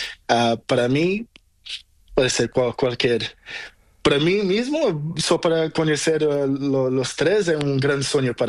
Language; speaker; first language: Spanish; non-native, learner; Portuguese